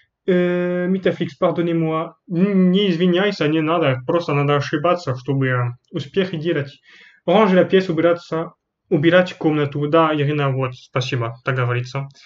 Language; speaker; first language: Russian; non-native, fluent; French